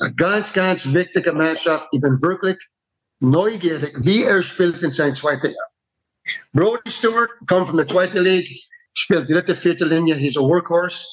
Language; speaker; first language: German; non-native, fluent; English